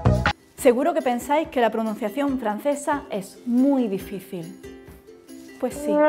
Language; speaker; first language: Spanish; native; Spanish